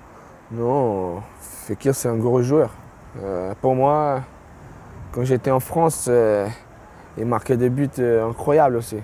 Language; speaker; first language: French; non-native, fluent; Portuguese